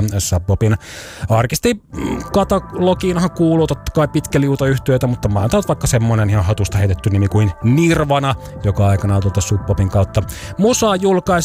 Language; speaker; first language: Finnish; native; Finnish